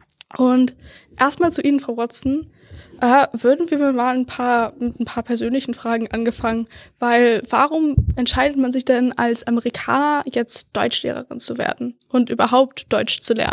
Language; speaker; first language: German; native; German